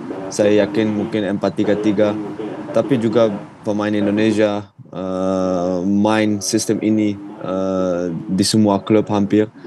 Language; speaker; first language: Indonesian; non-native, fluent; Dutch